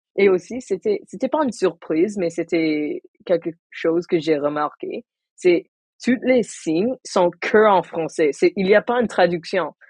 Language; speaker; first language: French; non-native, local second language; Tamil